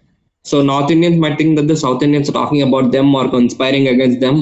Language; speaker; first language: English; non-native, local second language; Telugu